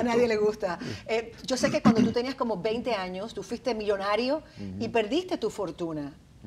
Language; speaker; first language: Spanish; native; Spanish